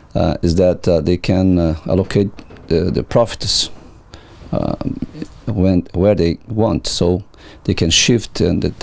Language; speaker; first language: English; non-native, fluent; Portuguese